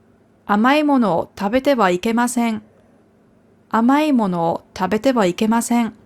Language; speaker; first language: Japanese; non-native, fluent; German